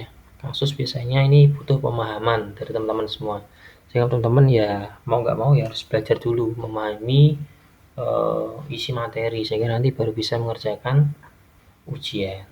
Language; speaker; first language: Indonesian; native; Indonesian